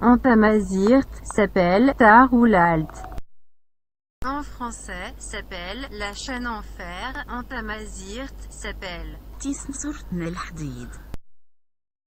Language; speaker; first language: French; non-native, learner; Berber languages